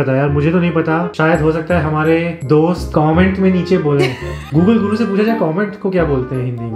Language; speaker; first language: Hindi; native; Hindi